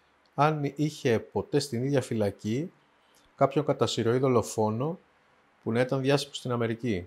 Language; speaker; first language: Greek; native; Greek